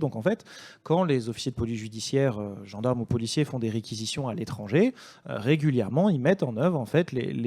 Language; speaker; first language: French; native; French